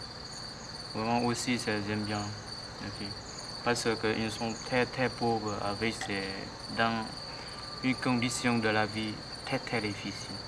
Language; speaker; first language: French; non-native, learner; Vietnamese